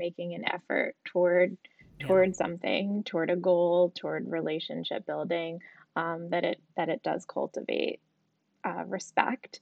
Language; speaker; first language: English; native; English